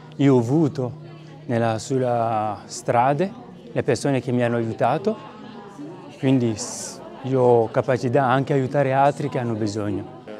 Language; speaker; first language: Italian; non-native, learner; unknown